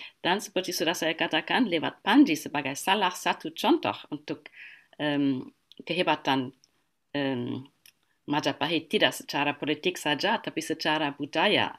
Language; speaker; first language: Indonesian; non-native, fluent; German